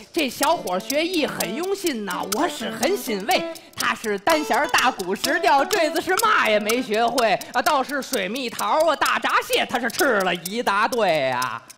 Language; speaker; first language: Chinese; native; Chinese